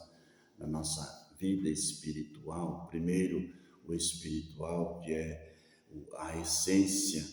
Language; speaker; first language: Portuguese; native; Portuguese